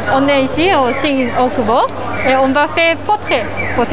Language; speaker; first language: French; non-native, learner; Japanese